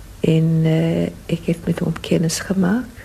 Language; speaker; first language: Dutch; non-native, learner; English